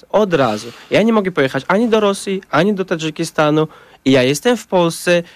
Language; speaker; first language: Polish; non-native, learner; Tajik